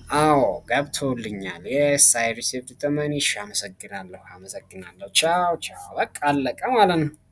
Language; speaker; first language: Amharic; native; Amharic